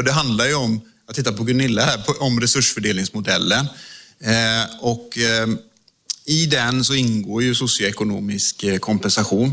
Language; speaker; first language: Swedish; native; Swedish